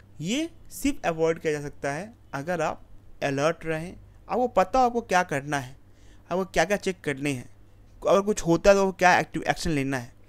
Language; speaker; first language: Hindi; native; Hindi